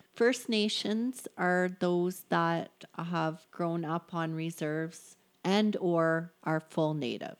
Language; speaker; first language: English; native; English